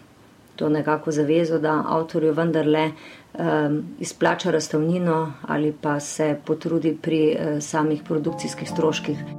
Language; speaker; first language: Slovenian; native; Slovenian